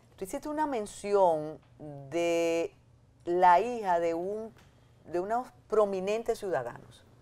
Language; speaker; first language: Spanish; native; Spanish